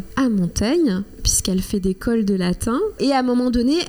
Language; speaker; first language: French; non-native, local second language; Kinyarwanda